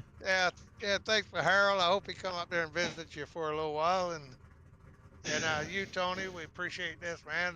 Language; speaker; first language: English; native; English